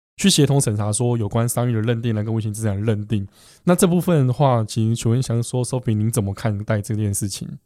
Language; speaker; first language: Chinese; native; Chinese